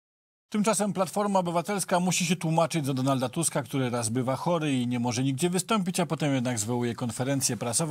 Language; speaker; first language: Polish; native; Polish